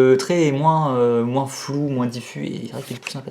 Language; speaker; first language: French; native; French